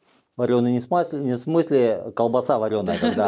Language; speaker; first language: Russian; native; Russian